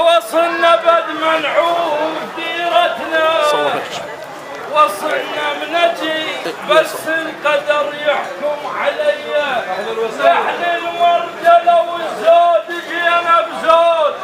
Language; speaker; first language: Arabic; native; Arabic